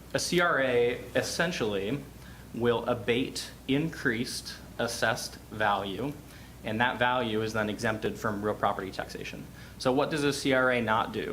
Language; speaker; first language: English; native; English